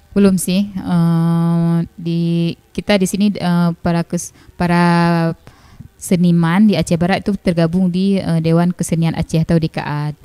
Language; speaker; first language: Indonesian; non-native, local second language; Achinese